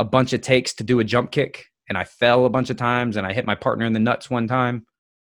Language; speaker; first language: English; native; English